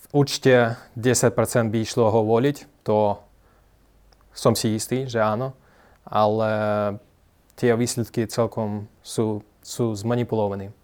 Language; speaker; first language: Slovak; non-native, fluent; Russian